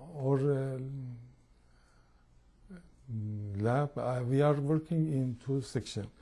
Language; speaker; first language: English; non-native, learner; Persian